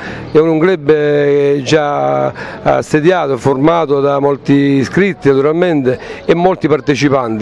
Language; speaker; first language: Italian; native; Italian